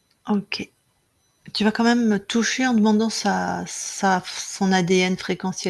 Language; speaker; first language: French; native; French